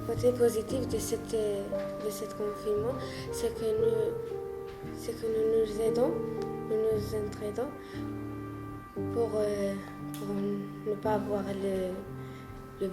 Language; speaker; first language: French; non-native, learner; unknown